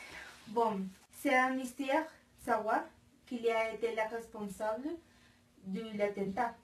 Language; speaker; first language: French; non-native, learner; Spanish